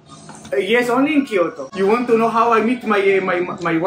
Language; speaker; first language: English; non-native, learner; Hebrew